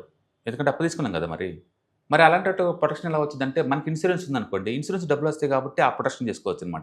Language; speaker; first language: Telugu; native; Telugu